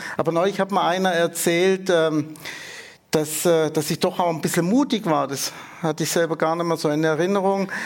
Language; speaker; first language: German; native; German